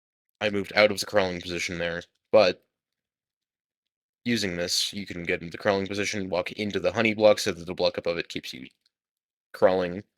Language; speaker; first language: English; native; English